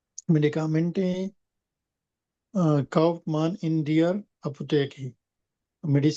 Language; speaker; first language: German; non-native, learner; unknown